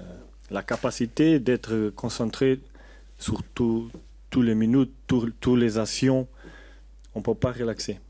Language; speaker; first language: French; non-native, learner; Portuguese